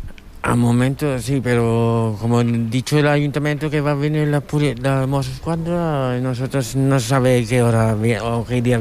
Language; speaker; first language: Spanish; non-native, learner; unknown